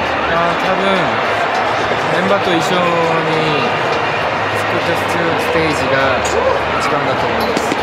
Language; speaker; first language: Japanese; non-native, fluent; Korean